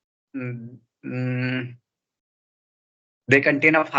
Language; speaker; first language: English; non-native, learner; Hindi